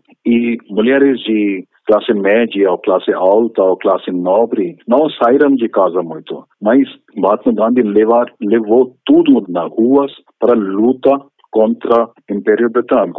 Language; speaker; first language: Portuguese; non-native, fluent; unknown